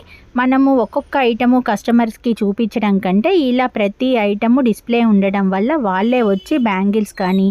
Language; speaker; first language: Telugu; native; Telugu